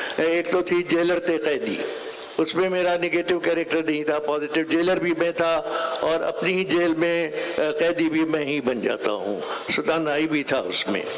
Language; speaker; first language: Urdu; non-native, local second language; Sindhi